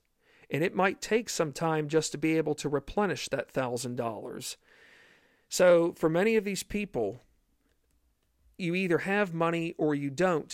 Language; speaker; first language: English; native; English